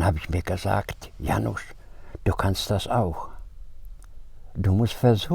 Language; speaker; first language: German; non-native, fluent; Polish